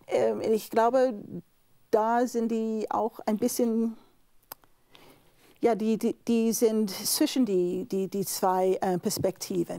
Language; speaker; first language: German; non-native, fluent; English